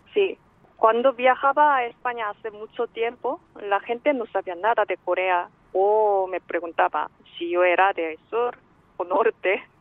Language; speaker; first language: Spanish; non-native, fluent; Korean